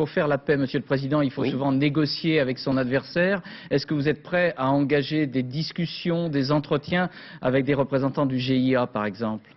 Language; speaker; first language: French; native; French